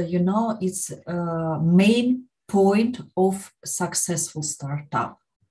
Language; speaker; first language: English; non-native, learner; Ukrainian